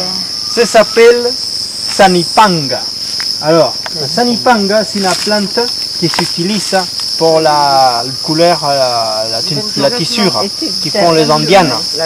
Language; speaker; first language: French; non-native, fluent; Spanish